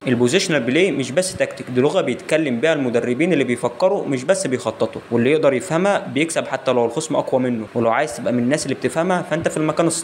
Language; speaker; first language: Arabic; native; Arabic